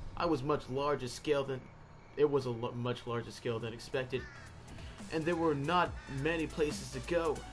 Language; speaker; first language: English; native; English